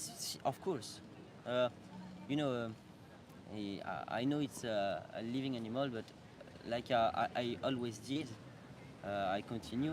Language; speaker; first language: English; non-native, learner; French